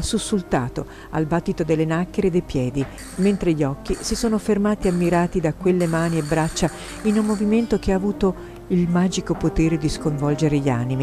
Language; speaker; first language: Italian; native; Italian